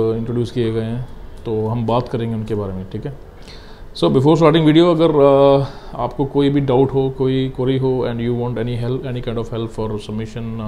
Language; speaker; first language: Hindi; non-native, local second language; Punjabi